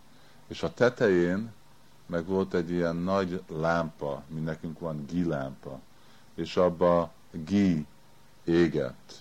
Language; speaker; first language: Hungarian; early bilingual, heritage; Hungarian